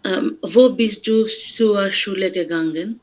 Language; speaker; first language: German; non-native, learner; Bangla